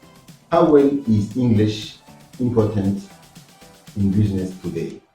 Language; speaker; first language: English; non-native, fluent; French